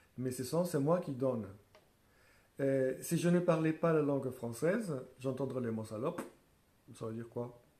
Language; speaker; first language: French; non-native, fluent; Spanish